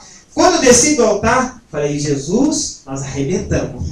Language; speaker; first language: Portuguese; native; Portuguese